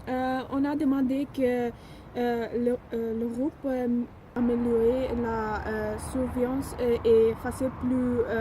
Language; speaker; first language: French; non-native, learner; Dutch